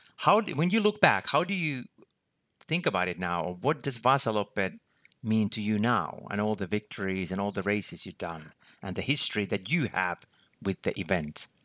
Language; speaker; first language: English; non-native, fluent; Finnish